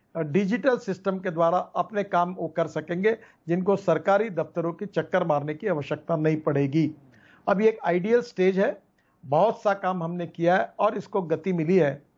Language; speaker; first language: Hindi; non-native, local second language; Marathi